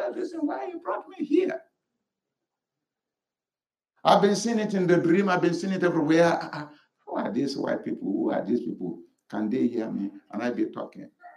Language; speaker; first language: English; non-native, local second language; Yoruba